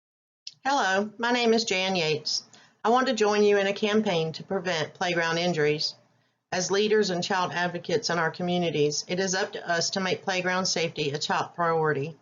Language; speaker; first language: English; native; English